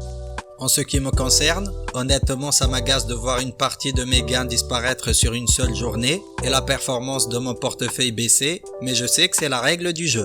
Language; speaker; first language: French; native; French